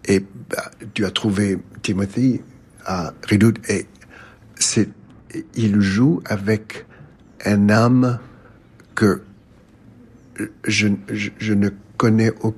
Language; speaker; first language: French; non-native, fluent; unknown